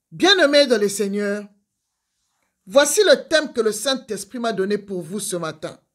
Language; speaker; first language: French; non-native, local second language; Lingala